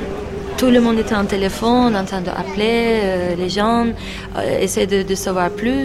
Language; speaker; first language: French; non-native, fluent; Turkish